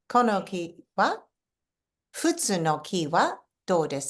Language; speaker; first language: Japanese; non-native, fluent; English